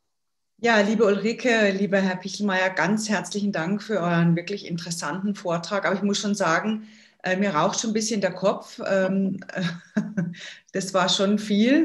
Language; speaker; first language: German; native; German